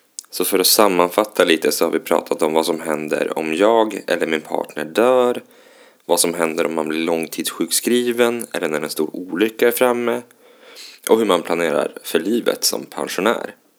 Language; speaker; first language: Swedish; native; Swedish